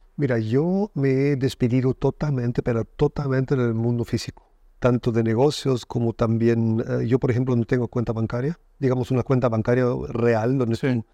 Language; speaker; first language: Spanish; non-native, fluent; German